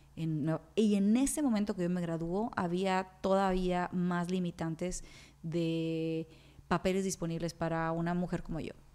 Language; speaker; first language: Spanish; native; Spanish